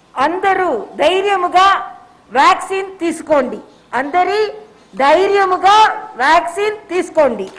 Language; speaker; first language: Telugu; non-native, learner; Tamil